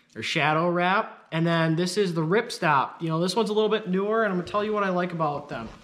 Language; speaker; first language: English; native; English